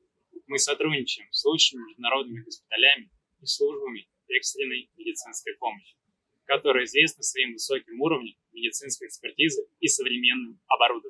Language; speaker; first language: Russian; native; Russian